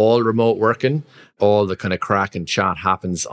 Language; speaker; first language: English; native; English